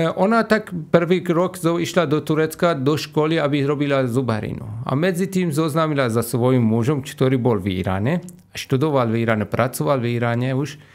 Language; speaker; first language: Slovak; non-native, fluent; Persian